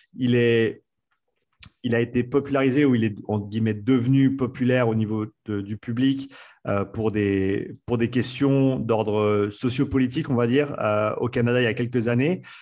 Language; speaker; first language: French; native; French